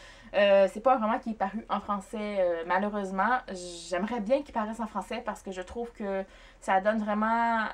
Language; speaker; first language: French; native; French